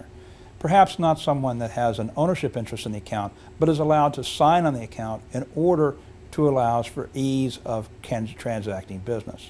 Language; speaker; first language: English; native; English